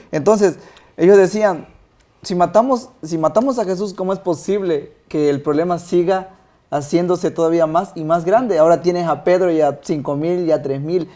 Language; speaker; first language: Spanish; native; Spanish